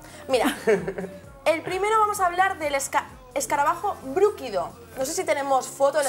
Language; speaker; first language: Spanish; native; Spanish